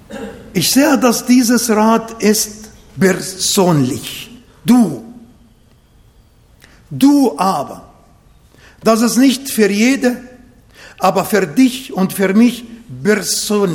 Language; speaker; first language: German; non-native, fluent; Arabic